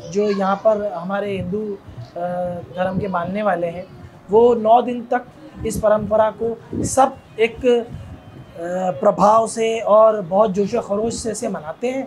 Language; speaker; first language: Urdu; non-native, local second language; Gujarati